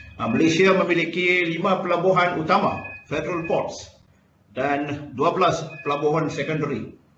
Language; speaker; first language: Malay; native; Malay